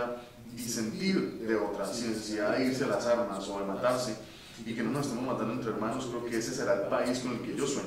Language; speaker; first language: Spanish; native; Spanish